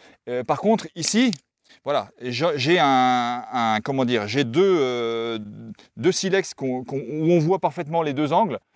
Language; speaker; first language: French; native; French